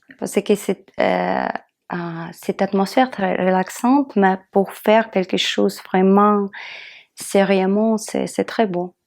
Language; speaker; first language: French; non-native, learner; Russian